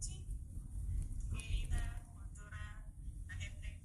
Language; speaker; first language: Spanish; non-native, learner; Korean